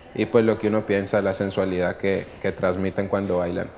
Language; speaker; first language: Spanish; early bilingual, other home language; Italian